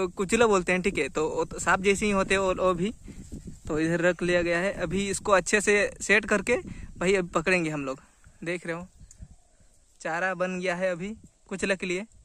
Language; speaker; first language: Hindi; non-native, local second language; Santali